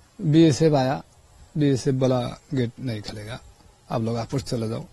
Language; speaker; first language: Hindi; non-native, local second language; Bangla